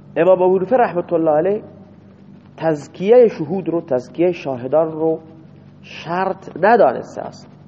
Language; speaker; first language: Persian; non-native, local second language; Baluchi